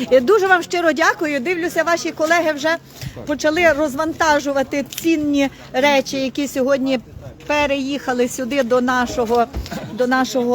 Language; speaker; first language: Ukrainian; native; Ukrainian